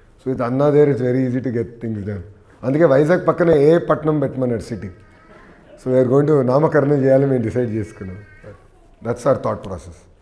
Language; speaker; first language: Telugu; native; Telugu